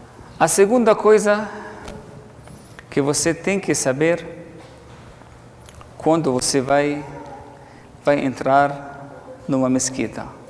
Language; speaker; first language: Portuguese; non-native, fluent; Arabic